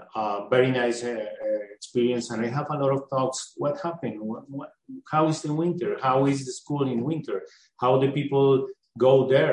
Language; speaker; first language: English; non-native, learner; Spanish